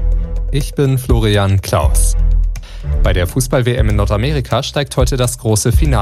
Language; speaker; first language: German; native; German